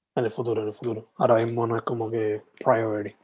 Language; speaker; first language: Spanish; native; Spanish